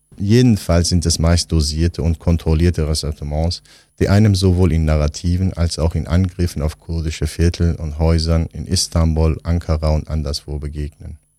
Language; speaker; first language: German; non-native, fluent; Kurdish